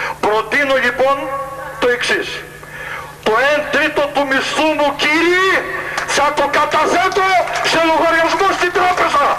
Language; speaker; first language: Greek; native; Greek